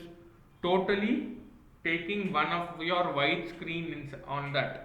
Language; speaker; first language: English; non-native, local second language; Kannada